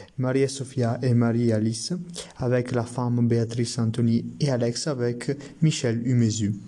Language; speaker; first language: French; non-native, learner; Italian